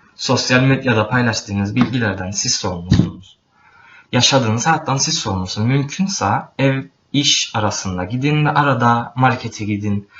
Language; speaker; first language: Turkish; native; Turkish